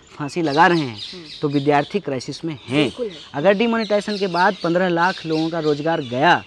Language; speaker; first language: Hindi; native; Hindi